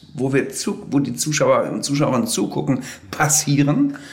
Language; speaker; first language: German; native; German